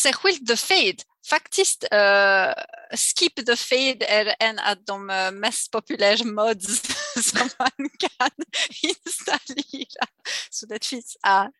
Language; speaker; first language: Swedish; non-native, learner; French